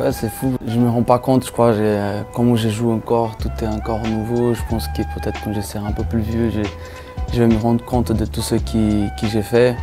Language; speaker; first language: French; non-native, fluent; Portuguese